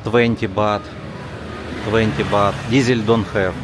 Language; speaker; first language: English; non-native, learner; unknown